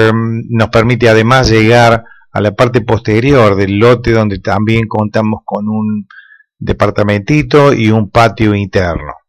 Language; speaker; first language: Spanish; native; Spanish